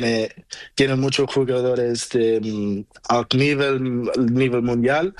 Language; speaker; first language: Spanish; non-native, learner; Portuguese